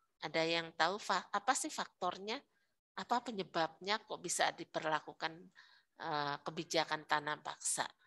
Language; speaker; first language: Indonesian; native; Indonesian